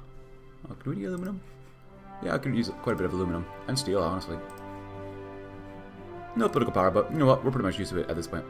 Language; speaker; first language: English; native; English